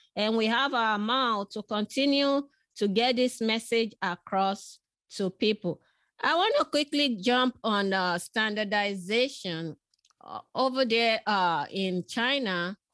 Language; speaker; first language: English; non-native, local second language; Yoruba